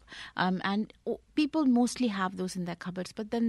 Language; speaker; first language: English; non-native, local second language; Punjabi